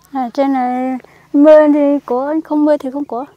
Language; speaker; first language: Vietnamese; native; Vietnamese